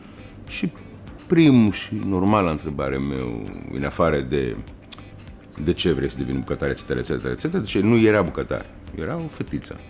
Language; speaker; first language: Romanian; non-native, learner; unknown